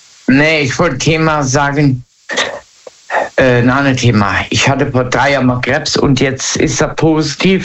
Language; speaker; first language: German; native; German